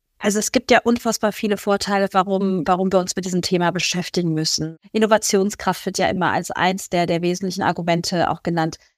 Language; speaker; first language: German; early bilingual, other home language; Persian